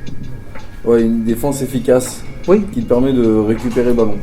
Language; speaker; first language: French; native; French